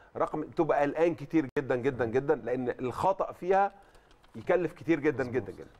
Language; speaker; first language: Arabic; native; Arabic